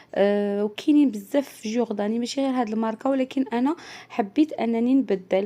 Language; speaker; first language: Arabic; native; Arabic